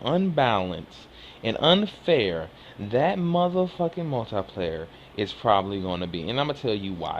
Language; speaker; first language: English; native; English